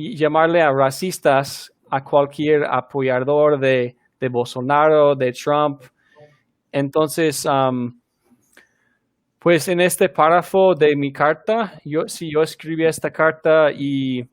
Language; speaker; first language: Spanish; non-native, fluent; English